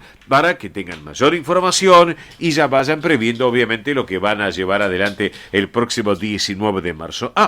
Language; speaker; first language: Spanish; native; Spanish